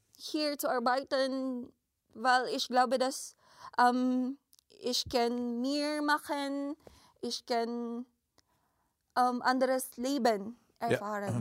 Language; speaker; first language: German; non-native, learner; Filipino